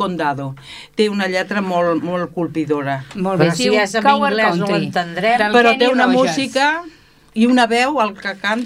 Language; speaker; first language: Catalan; native; Catalan